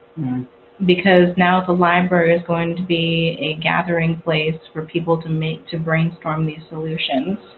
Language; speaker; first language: English; native; English